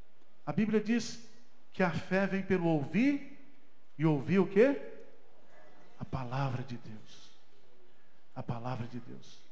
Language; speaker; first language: Portuguese; native; Portuguese